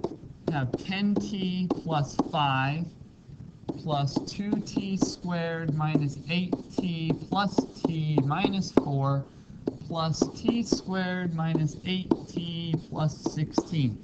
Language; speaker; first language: English; native; English